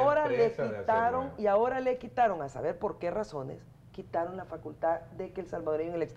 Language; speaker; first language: Spanish; native; Spanish